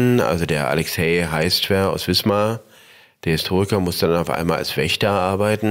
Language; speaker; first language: German; native; German